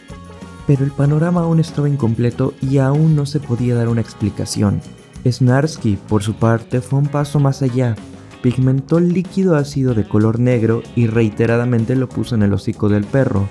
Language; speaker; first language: Spanish; native; Spanish